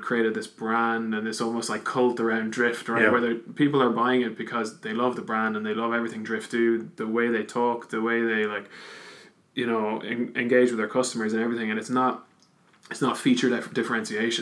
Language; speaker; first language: English; native; English